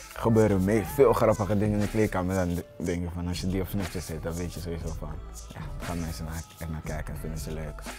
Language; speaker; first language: Dutch; early bilingual, other home language; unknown